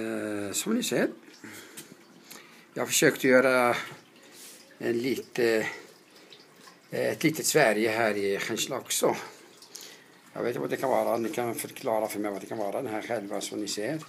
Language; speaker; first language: Swedish; non-native, fluent; Arabic